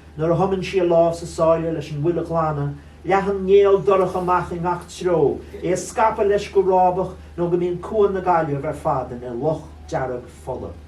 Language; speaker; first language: Irish; non-native, local second language; English